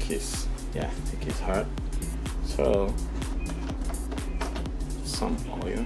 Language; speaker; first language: English; non-native, learner; Haitian Creole